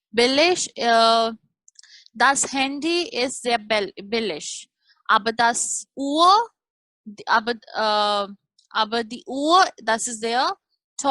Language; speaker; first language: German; non-native, learner; Hindi